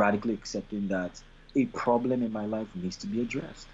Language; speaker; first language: English; non-native, local second language; Yoruba